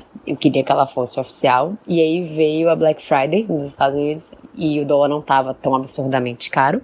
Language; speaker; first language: Portuguese; native; Portuguese